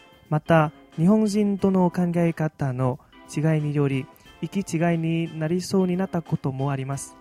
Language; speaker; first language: Japanese; non-native, fluent; Vietnamese